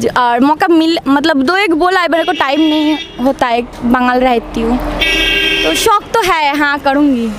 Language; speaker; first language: Hindi; non-native, local second language; Bangla